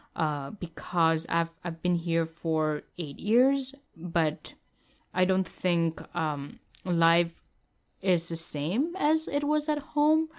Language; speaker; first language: English; non-native, fluent; Vietnamese